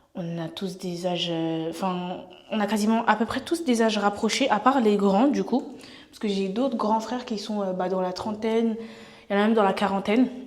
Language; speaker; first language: French; native; French